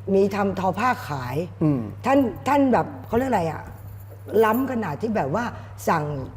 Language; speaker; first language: Thai; native; Thai